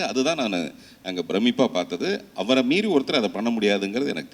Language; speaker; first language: Tamil; native; Tamil